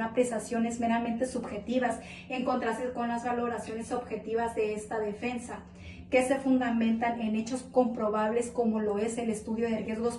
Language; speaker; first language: Spanish; native; Spanish